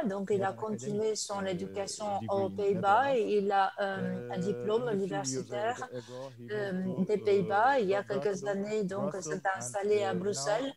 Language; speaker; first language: French; early bilingual, other home language; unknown